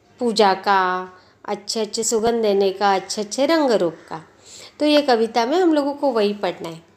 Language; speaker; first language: Hindi; non-native, local second language; Marathi